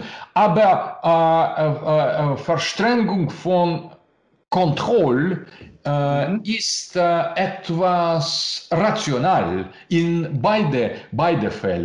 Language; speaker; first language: German; non-native, learner; Russian